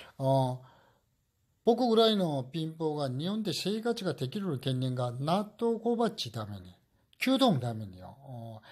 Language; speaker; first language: Japanese; non-native, learner; Korean